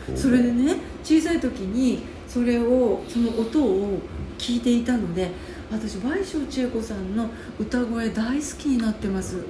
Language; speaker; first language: Japanese; native; Japanese